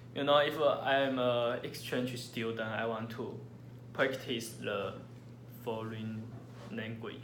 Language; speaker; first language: English; non-native, learner; Chinese